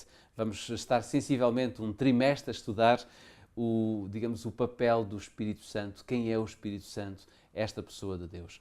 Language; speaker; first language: Portuguese; native; Portuguese